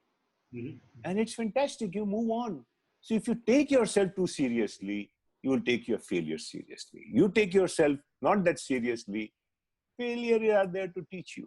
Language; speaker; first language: English; non-native, local second language; Hindi